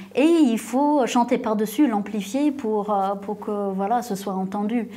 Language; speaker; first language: French; non-native, fluent; English